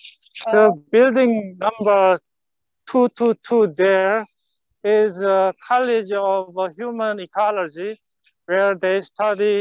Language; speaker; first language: English; non-native, fluent; Korean